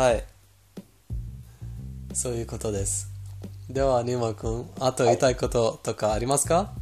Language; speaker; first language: Japanese; non-native, fluent; Persian